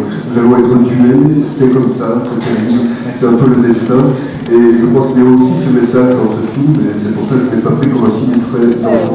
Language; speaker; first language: French; native; French